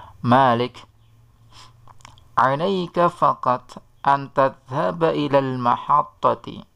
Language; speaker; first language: Arabic; non-native, fluent; Indonesian